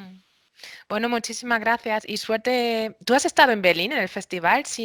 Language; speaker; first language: Spanish; non-native, fluent; German